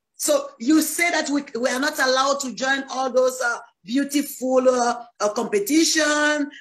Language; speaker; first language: English; non-native, learner; French